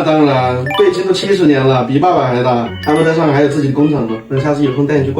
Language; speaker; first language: Chinese; native; Chinese